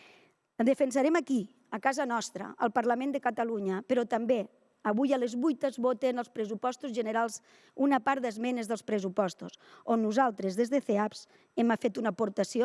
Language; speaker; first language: Catalan; native; Catalan